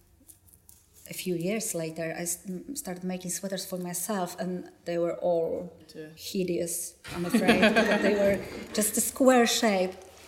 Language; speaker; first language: English; non-native, fluent; Polish